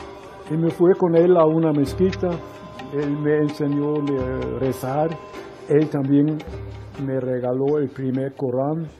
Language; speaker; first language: Spanish; non-native, fluent; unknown